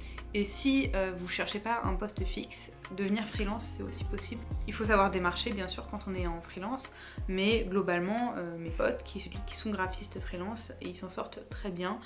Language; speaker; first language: French; native; French